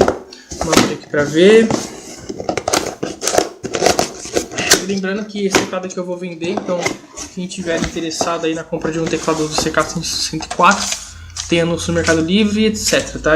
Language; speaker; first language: Portuguese; native; Portuguese